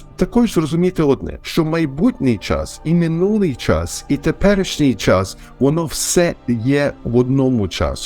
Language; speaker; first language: Ukrainian; early bilingual, heritage; Ukrainian